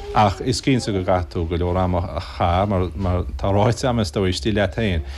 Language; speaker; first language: Irish; native; Irish